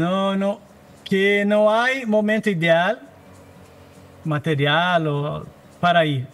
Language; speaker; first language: Spanish; non-native, learner; Portuguese